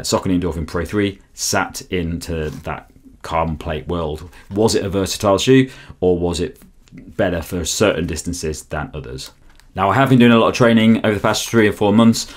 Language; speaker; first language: English; native; English